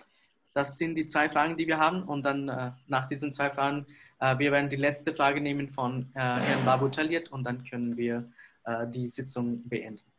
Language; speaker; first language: German; non-native, fluent; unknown